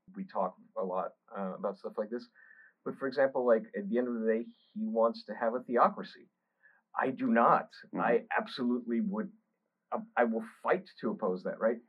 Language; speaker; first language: English; early bilingual, other home language; Bulgarian